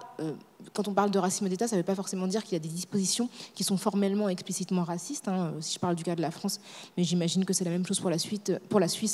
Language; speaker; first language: French; native; French